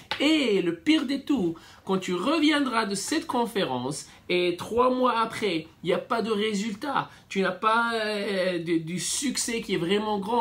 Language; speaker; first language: French; non-native, fluent; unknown